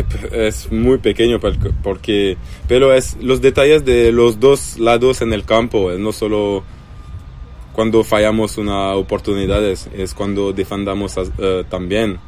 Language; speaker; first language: Spanish; non-native, learner; French